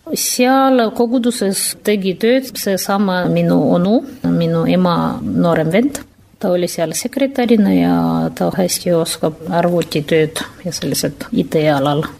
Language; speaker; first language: Estonian; non-native, fluent; Russian